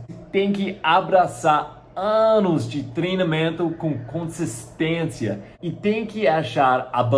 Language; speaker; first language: Portuguese; non-native, fluent; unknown